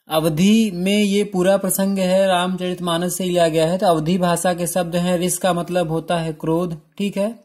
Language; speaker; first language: Hindi; native; Hindi